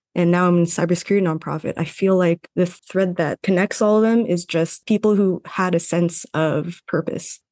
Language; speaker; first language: English; non-native, fluent; Filipino